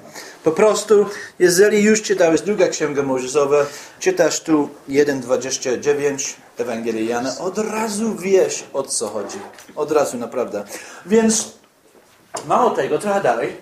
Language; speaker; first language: Polish; non-native, fluent; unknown